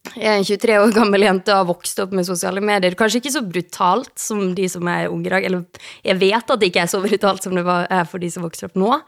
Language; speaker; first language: Norwegian; native; Norwegian